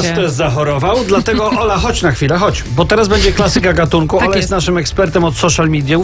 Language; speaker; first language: Polish; native; Polish